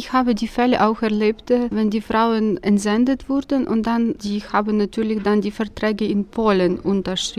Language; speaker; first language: German; non-native, fluent; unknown